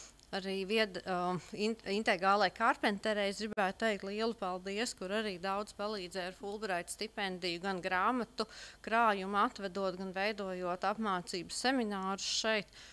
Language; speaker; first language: Latvian; native; Latvian